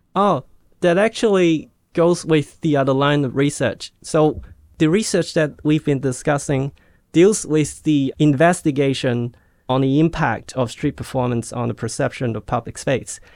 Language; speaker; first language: English; non-native, local second language; Cantonese